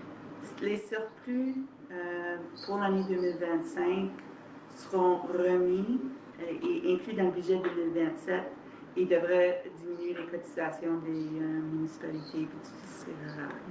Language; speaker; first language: French; native; French